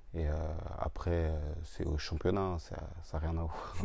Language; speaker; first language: French; native; French